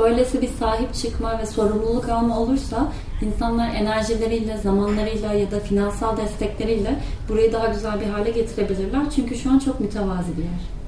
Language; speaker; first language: Turkish; native; Turkish